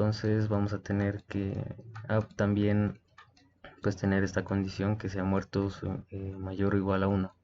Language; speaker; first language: Spanish; native; Spanish